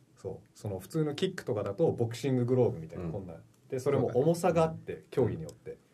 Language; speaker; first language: Japanese; early bilingual, heritage; Japanese